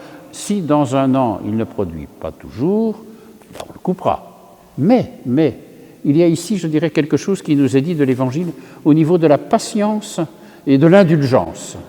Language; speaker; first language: French; native; French